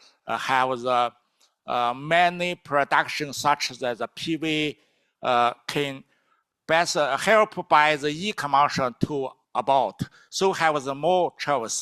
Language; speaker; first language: English; non-native, learner; Chinese